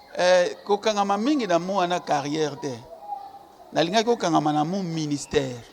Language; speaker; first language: Lingala; native; Lingala